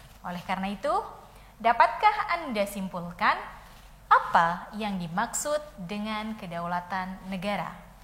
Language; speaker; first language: Indonesian; native; Indonesian